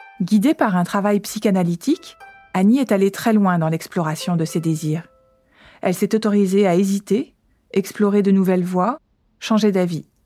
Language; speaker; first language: French; native; French